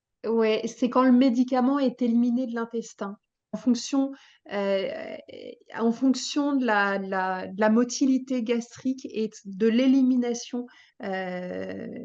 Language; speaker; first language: French; native; French